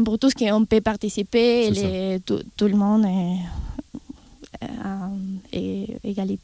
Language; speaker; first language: French; non-native, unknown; Spanish